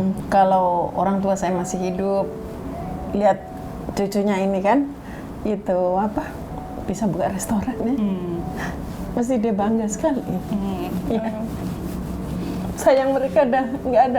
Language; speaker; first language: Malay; non-native, local second language; Javanese